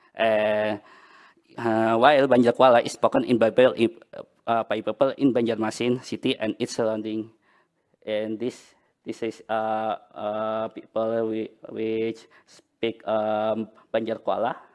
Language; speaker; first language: English; non-native, learner; Banjar